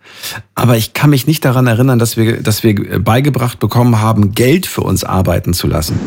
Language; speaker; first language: German; native; German